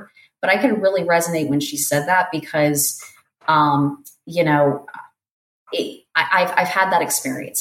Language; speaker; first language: English; native; English